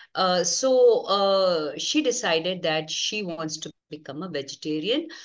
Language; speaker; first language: English; non-native, local second language; Konkani